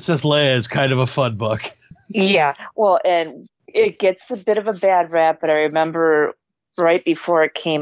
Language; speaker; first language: English; native; English